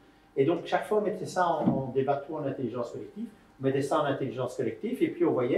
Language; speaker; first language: French; native; French